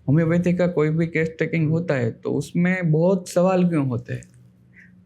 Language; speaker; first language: Hindi; non-native, local second language; Gujarati